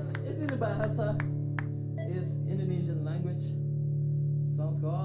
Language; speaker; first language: English; non-native, learner; Indonesian